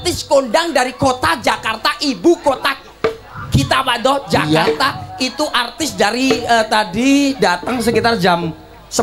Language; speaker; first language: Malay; non-native, local second language; Javanese